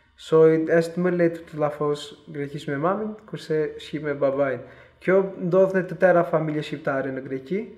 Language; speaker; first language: Albanian; early bilingual, heritage; Albanian